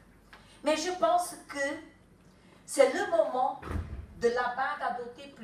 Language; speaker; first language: French; non-native, fluent; Kabuverdianu